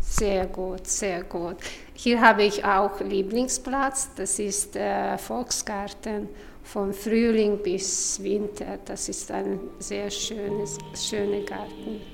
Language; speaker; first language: German; non-native, learner; Hungarian